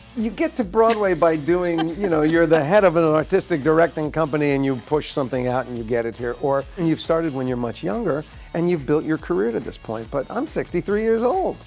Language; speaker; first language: English; native; English